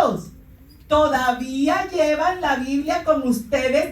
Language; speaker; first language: Spanish; native; Spanish